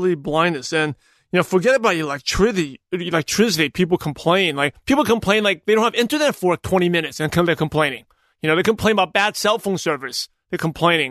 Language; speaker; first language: English; native; English